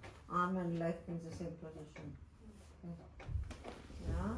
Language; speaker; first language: English; non-native, learner; Russian